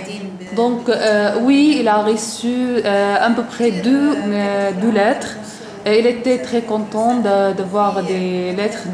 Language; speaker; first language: French; non-native, learner; Arabic